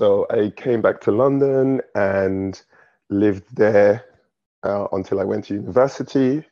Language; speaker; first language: English; native; English